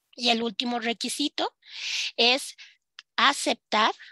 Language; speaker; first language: Spanish; native; Spanish